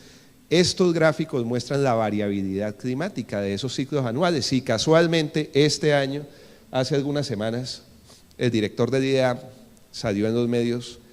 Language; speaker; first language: Spanish; native; Spanish